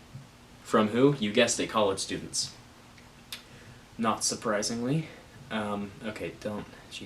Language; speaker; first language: English; native; English